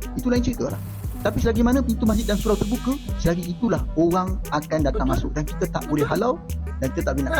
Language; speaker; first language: Malay; native; Malay